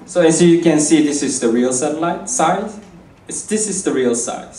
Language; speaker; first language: English; non-native, fluent; Korean